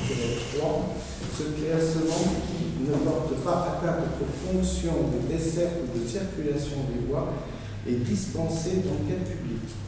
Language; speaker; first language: French; native; French